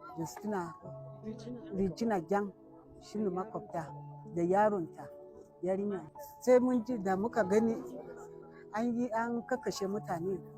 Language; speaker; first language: Hausa; non-native, local second language; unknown